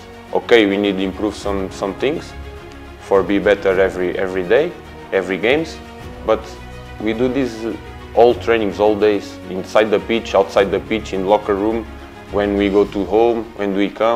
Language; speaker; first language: English; non-native, learner; Portuguese